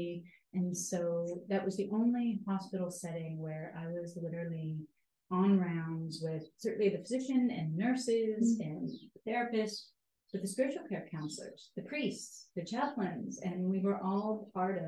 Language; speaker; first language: English; native; English